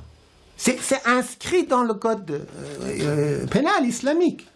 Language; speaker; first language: French; non-native, fluent; Persian